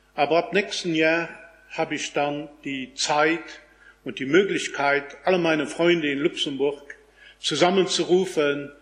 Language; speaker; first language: German; non-native, local second language; Luxembourgish